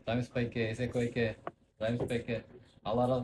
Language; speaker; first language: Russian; non-native, local second language; Kyrgyz